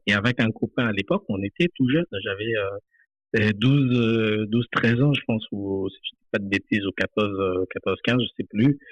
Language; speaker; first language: French; non-native, local second language; Haitian Creole